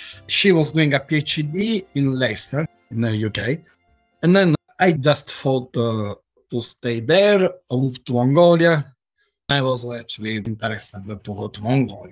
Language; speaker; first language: English; non-native, learner; Italian